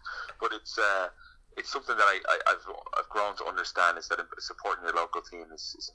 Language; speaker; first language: English; native; English